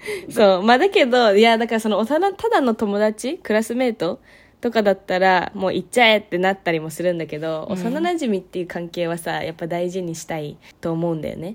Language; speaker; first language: Japanese; early bilingual, heritage; Japanese